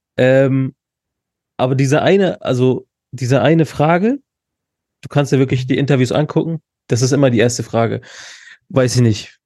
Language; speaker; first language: German; early bilingual, other home language; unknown